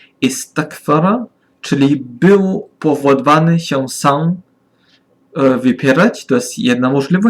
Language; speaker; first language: Polish; non-native, learner; German